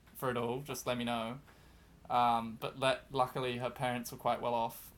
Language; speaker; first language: English; native; English